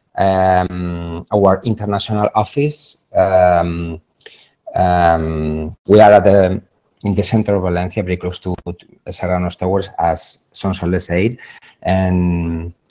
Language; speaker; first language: English; non-native, fluent; Spanish